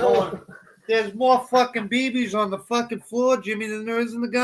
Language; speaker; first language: English; native; English